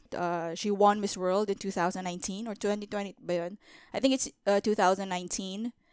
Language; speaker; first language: English; non-native, local second language; Filipino